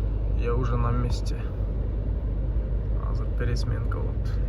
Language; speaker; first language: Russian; non-native, local second language; Kyrgyz